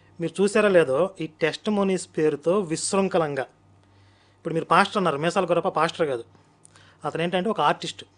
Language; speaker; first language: Telugu; native; Telugu